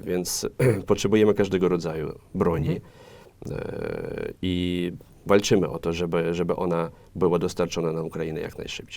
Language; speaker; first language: Polish; non-native, fluent; Ukrainian